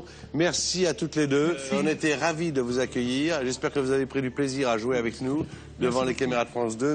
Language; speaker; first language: French; native; French